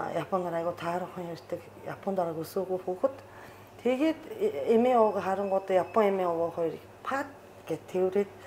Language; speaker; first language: Mongolian; non-native, fluent; Japanese